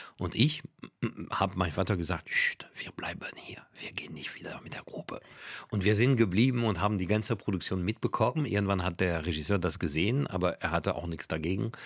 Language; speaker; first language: German; non-native, fluent; French